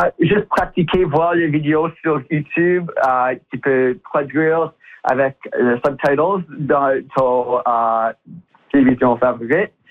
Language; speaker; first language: French; non-native, local second language; English